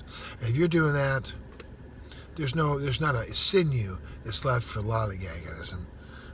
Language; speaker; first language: English; native; English